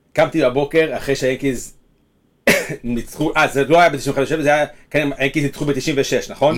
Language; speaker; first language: Hebrew; early bilingual, other home language; English